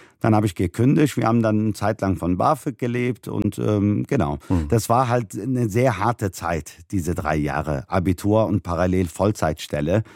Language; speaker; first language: German; early bilingual, other home language; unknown